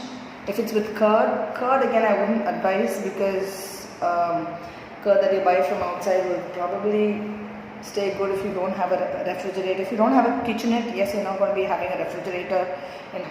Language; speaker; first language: English; non-native, local second language; Tamil